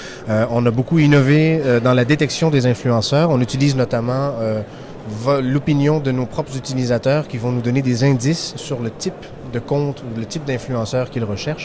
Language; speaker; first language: French; native; French